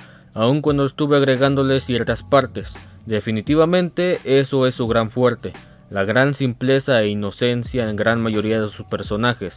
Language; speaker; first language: Spanish; native; Spanish